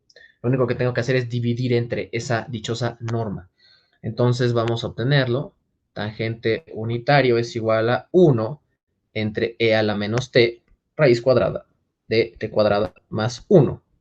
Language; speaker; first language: Spanish; native; Spanish